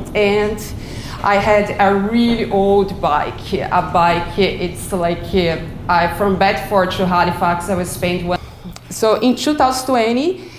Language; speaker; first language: English; non-native, learner; Portuguese